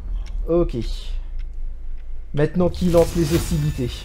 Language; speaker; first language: French; native; French